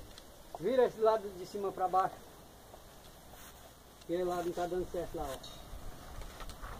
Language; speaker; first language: Portuguese; native; Portuguese